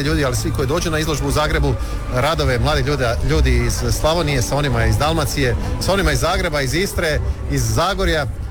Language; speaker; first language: Serbian; native; Serbian